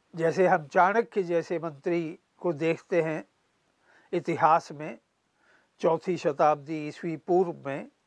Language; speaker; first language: Hindi; native; Hindi